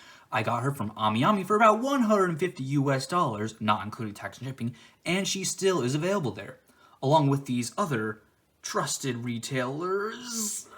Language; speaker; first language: English; native; English